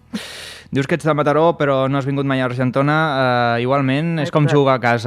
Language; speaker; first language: Catalan; native; Catalan